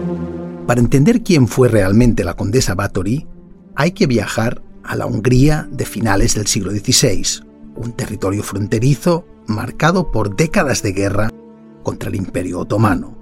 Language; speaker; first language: Spanish; native; Spanish